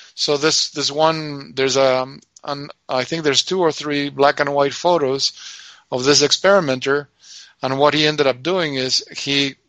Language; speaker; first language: English; non-native, fluent; Spanish